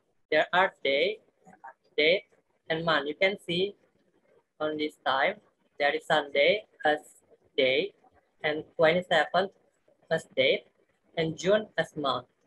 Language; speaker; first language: English; non-native, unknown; Indonesian